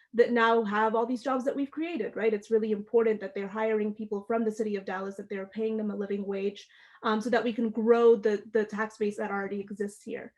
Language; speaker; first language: English; early bilingual, other home language; Amharic